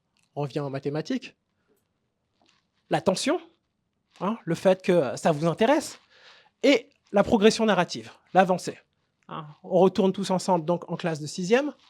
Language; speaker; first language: French; native; French